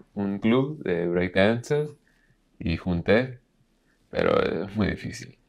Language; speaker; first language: Spanish; non-native, learner; English